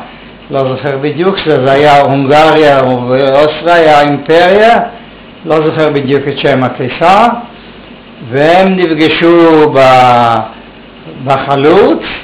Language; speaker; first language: Hebrew; early bilingual, other home language; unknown